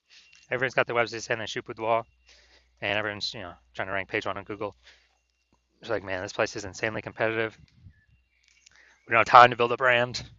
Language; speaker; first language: English; native; English